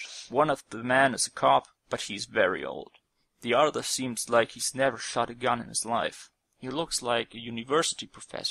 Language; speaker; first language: English; non-native, fluent; German